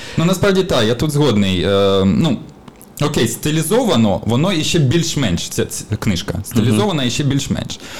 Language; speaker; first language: Ukrainian; native; Ukrainian